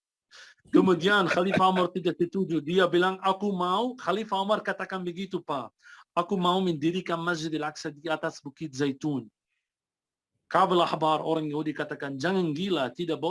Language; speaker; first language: Indonesian; non-native, fluent; Arabic